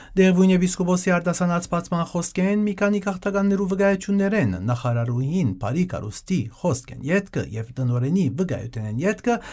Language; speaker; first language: Armenian; early bilingual, heritage; Armenian